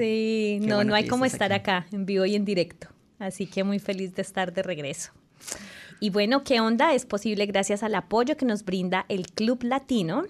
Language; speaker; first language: Spanish; native; Spanish